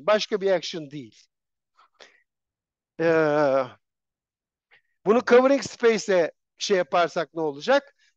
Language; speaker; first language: Turkish; native; Turkish